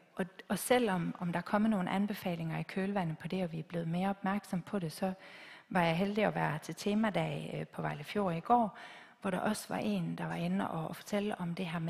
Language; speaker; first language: Danish; native; Danish